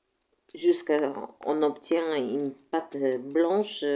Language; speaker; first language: French; non-native, fluent; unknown